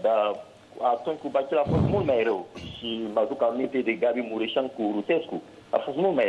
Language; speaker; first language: Romanian; non-native, learner; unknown